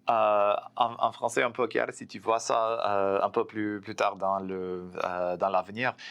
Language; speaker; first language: French; non-native, learner; English